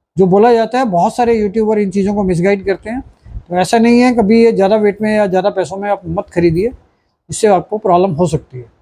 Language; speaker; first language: Hindi; native; Hindi